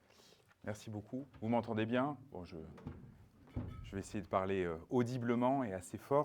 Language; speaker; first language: French; native; French